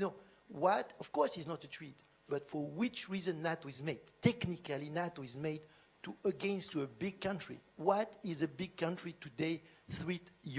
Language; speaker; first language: English; non-native, learner; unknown